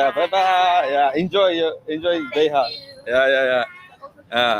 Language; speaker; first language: English; non-native, fluent; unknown